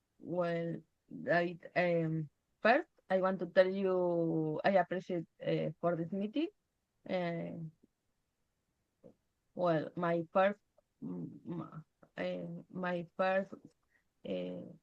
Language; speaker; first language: English; non-native, learner; Spanish